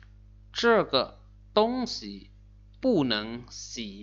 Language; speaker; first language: Chinese; non-native, fluent; Lao